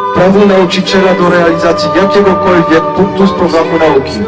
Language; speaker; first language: Polish; non-native, fluent; French